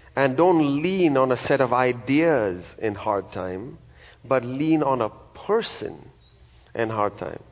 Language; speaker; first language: English; non-native, local second language; Malayalam